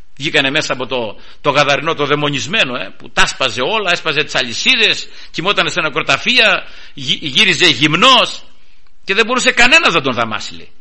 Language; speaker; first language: Greek; native; Greek